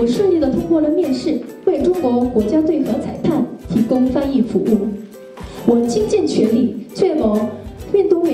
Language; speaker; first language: Chinese; non-native, learner; Korean